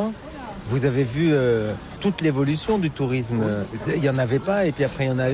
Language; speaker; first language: French; native; French